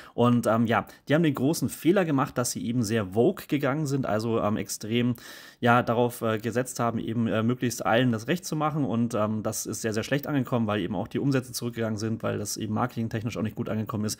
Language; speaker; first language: German; native; German